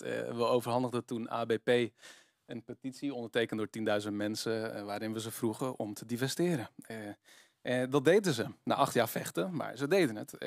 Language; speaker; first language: Dutch; native; Dutch